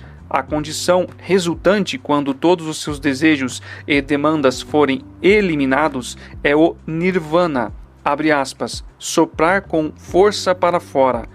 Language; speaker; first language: Portuguese; native; Portuguese